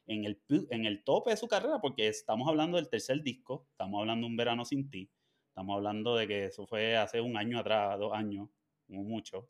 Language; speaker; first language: Spanish; native; Spanish